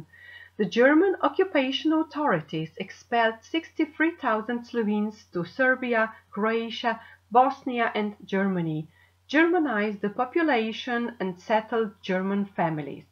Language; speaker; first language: English; non-native, fluent; Slovenian